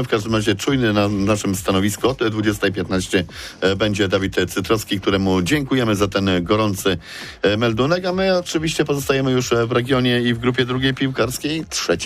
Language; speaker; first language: Polish; native; Polish